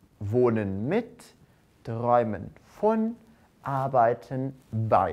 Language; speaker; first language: German; non-native, fluent; Portuguese